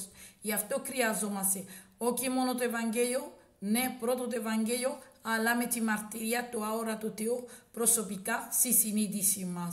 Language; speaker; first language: Greek; non-native, learner; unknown